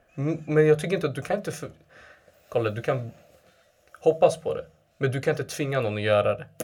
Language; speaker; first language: Swedish; early bilingual, other home language; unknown